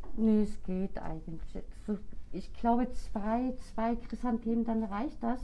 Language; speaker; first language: German; non-native, learner; Korean